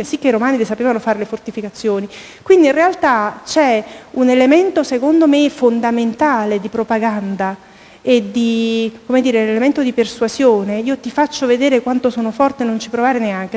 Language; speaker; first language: Italian; native; Italian